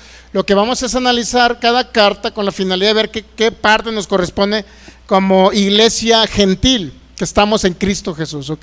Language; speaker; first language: Spanish; native; Spanish